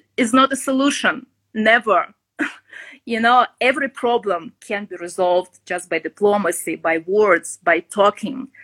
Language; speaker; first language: English; non-native, fluent; Ukrainian